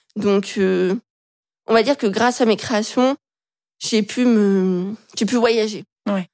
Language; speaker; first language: French; native; French